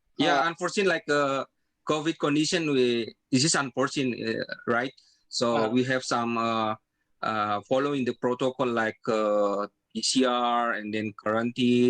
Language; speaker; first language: English; non-native, learner; Indonesian